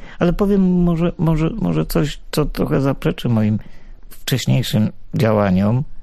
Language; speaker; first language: Polish; native; Polish